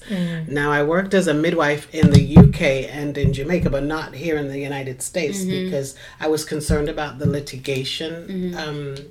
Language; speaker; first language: English; native; English